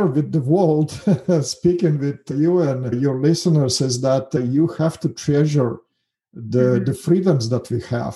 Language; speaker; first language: English; non-native, fluent; Russian